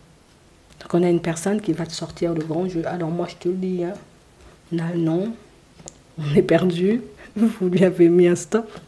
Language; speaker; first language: French; native; French